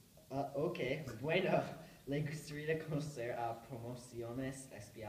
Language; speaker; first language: Spanish; non-native, learner; English